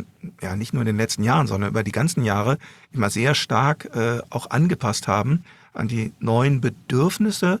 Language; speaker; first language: German; native; German